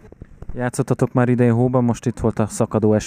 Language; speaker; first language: Hungarian; native; Hungarian